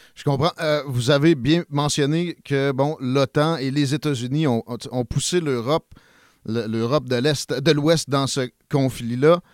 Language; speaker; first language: French; native; French